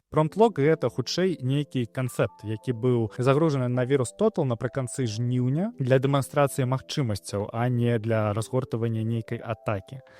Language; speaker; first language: Belarusian; non-native, local second language; Russian